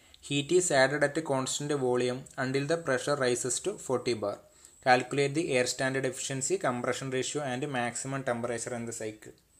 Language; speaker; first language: English; non-native, local second language; Malayalam